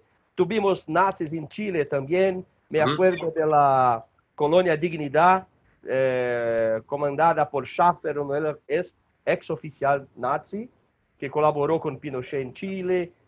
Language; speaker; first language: Spanish; non-native, learner; Portuguese